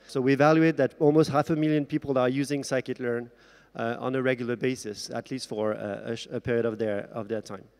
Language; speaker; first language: English; non-native, fluent; French